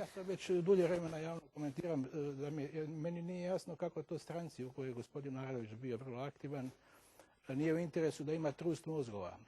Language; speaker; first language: Croatian; native; Croatian